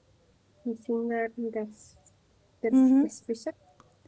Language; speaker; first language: German; non-native, learner; Romanian